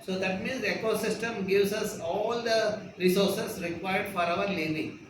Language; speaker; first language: English; non-native, local second language; Kannada